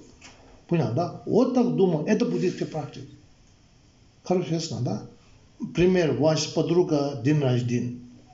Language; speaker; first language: Russian; non-native, learner; Tibetan